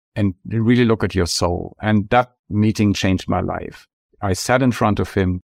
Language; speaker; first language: English; non-native, fluent; German